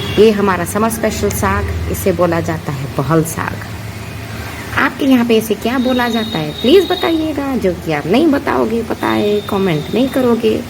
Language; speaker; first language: Hindi; non-native, local second language; Odia